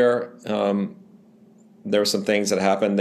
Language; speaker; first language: English; native; English